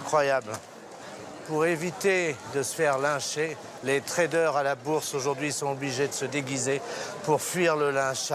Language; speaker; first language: French; native; French